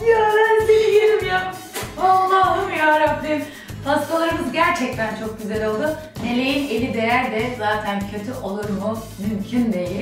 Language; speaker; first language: Turkish; native; Turkish